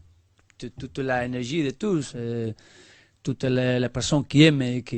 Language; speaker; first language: French; non-native, learner; Spanish